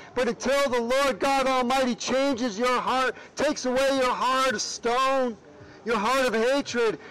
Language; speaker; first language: English; native; English